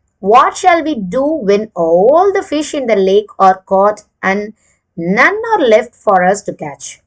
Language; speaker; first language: English; non-native, local second language; Tamil